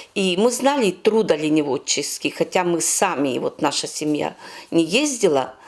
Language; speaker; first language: Russian; non-native, local second language; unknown